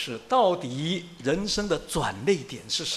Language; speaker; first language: Chinese; native; Chinese